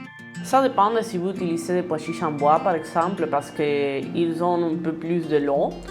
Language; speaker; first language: French; non-native, learner; Spanish